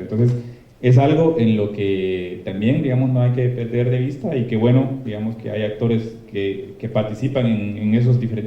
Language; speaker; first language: Spanish; native; Spanish